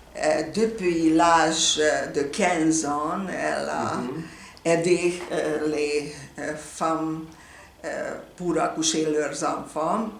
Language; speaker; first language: French; non-native, fluent; Hungarian